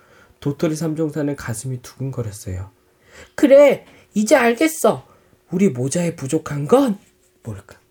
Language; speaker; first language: Korean; native; Korean